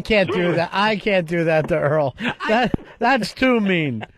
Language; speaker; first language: English; native; English